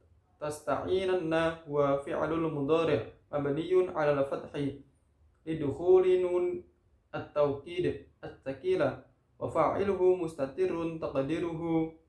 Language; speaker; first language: Arabic; non-native, learner; Indonesian